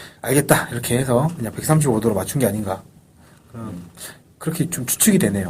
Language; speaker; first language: Korean; native; Korean